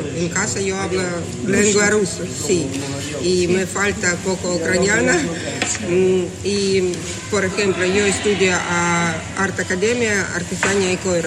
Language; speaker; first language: Spanish; non-native, learner; Russian